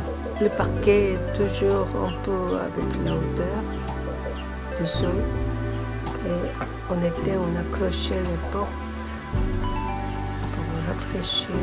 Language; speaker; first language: French; non-native, learner; Korean